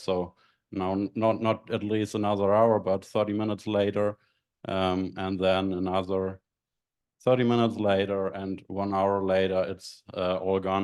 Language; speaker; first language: English; non-native, fluent; German